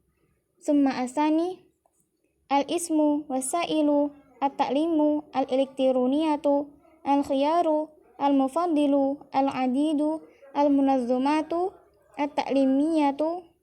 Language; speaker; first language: Arabic; non-native, learner; Indonesian